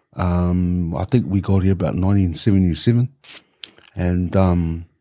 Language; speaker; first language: English; native; English